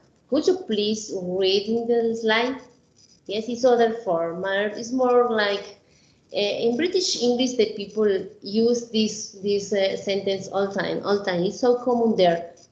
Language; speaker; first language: English; non-native, fluent; Spanish